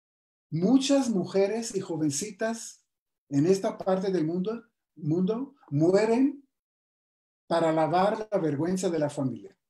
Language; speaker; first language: Spanish; non-native, fluent; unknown